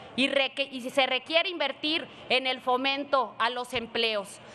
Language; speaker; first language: Spanish; native; Spanish